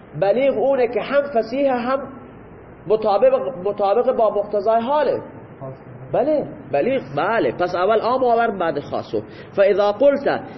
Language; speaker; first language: Persian; non-native, local second language; Baluchi